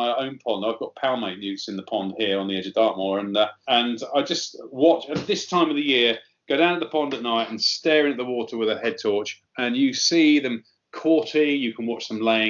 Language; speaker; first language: English; native; English